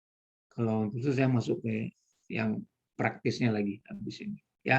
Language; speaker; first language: Indonesian; native; Indonesian